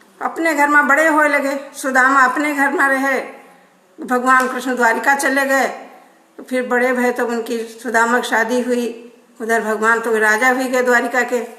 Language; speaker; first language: Hindi; native; Hindi